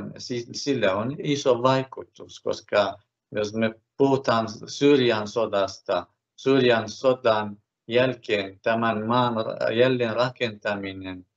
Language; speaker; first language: Finnish; non-native, fluent; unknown